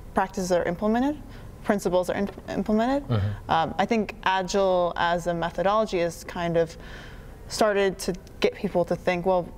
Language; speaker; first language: English; native; English